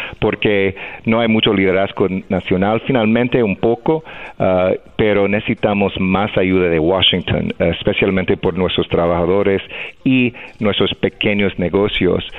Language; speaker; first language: Spanish; non-native, fluent; English